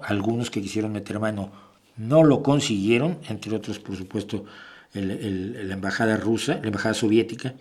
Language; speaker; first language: Spanish; native; Spanish